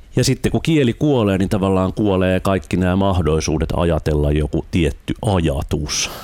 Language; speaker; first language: Finnish; native; Finnish